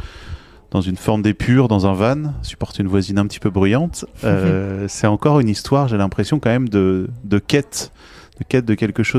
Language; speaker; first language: French; native; French